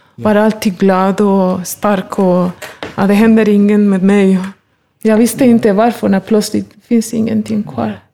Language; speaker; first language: Swedish; non-native, fluent; Spanish